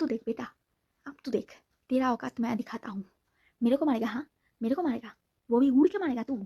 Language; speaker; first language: Hindi; non-native, local second language; Bangla